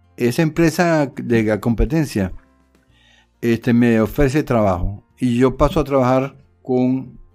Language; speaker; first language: Spanish; native; Spanish